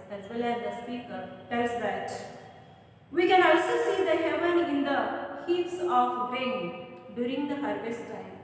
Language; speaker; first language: English; non-native, local second language; Kannada